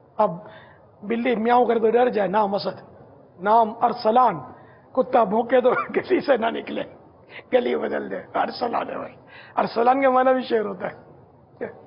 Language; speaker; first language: Urdu; non-native, local second language; Memoni